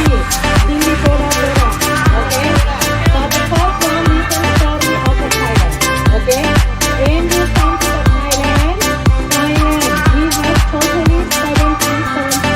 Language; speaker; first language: English; non-native, learner; Thai